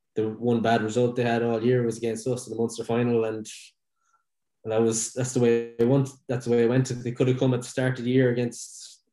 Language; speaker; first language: English; native; English